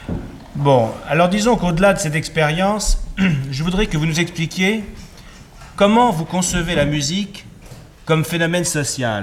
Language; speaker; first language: French; native; French